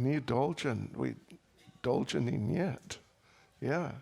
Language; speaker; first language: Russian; non-native, learner; English